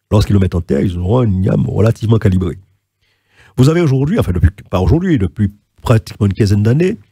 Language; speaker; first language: French; native; French